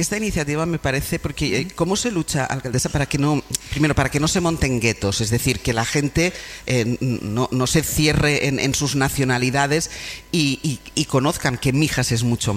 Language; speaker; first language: Spanish; native; Spanish